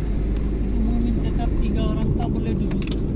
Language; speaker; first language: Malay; non-native, learner; Bangla